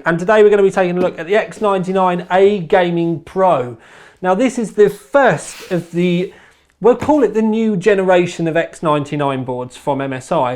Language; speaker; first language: English; native; English